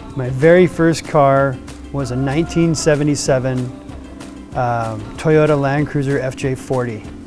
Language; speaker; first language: English; native; English